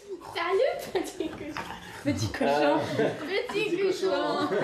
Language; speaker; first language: French; non-native, learner; English